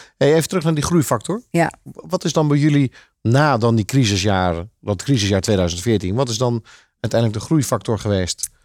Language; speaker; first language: Dutch; native; Dutch